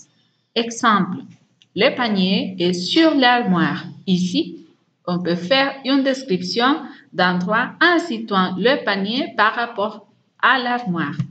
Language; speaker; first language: French; non-native, fluent; Spanish